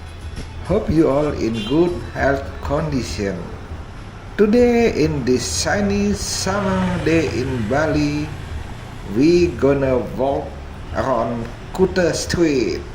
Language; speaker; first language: English; non-native, fluent; Indonesian